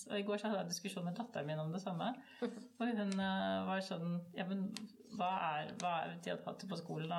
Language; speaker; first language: Norwegian; native; Norwegian